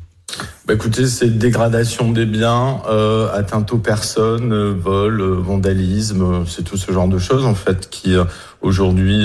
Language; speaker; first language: French; native; French